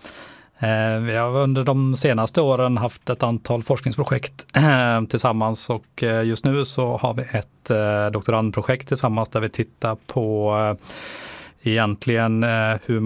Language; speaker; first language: Swedish; native; Swedish